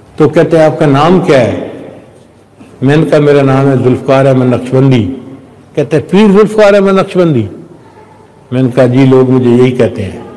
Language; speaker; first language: Urdu; non-native, local second language; Punjabi